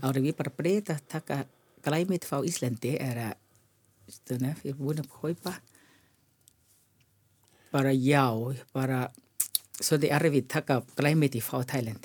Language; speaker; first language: Icelandic; non-native, learner; Thai